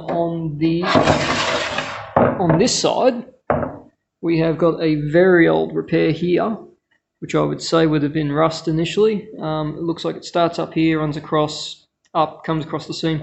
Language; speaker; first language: English; native; English